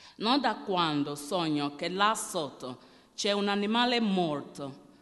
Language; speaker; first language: Italian; non-native, learner; Yoruba